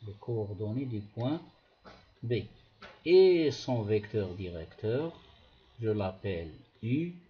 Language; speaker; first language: French; non-native, local second language; Arabic